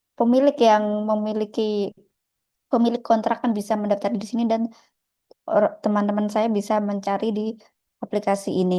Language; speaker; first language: Indonesian; native; Indonesian